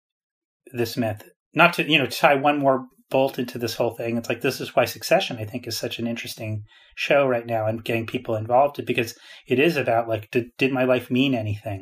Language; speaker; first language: English; native; English